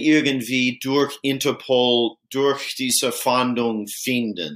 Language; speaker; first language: German; non-native, fluent; English